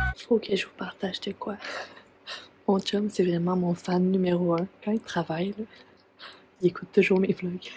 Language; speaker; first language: French; native; French